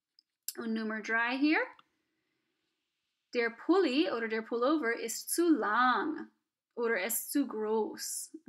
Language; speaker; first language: German; non-native, fluent; English